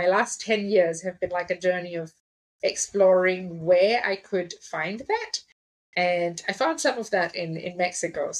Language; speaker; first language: English; native; English